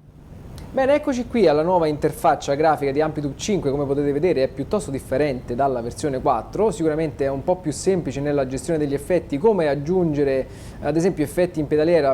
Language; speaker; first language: Italian; native; Italian